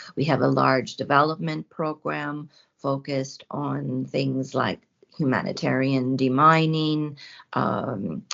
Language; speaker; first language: English; early bilingual, other home language; Ukrainian